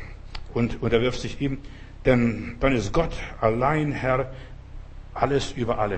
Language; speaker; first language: German; non-native, fluent; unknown